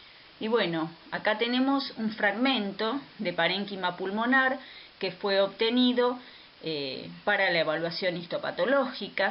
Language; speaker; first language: Spanish; native; Spanish